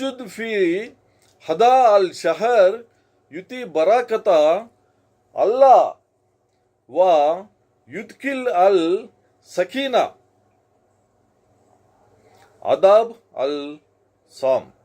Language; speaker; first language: Arabic; non-native, learner; Telugu